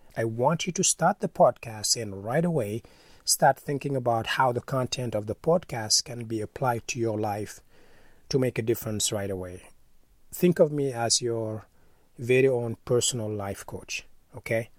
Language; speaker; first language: English; non-native, fluent; Wolof